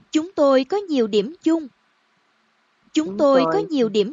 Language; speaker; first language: Vietnamese; non-native, learner; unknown